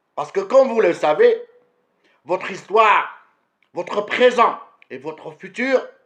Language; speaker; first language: French; non-native, local second language; Arabic